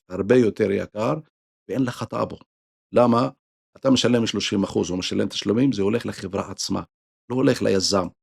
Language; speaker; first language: Hebrew; non-native, local second language; Arabic